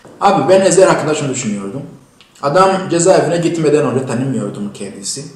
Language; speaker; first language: Turkish; non-native, fluent; Kinyarwanda